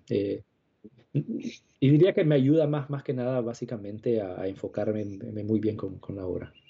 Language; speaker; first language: Spanish; native; Spanish